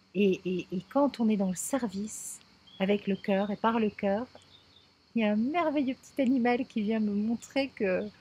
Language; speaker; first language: French; native; French